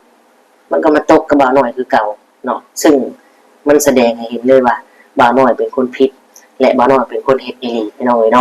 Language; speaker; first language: Thai; non-native, local second language; Northeastern Thai